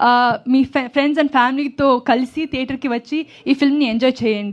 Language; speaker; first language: Telugu; non-native, learner; Tamil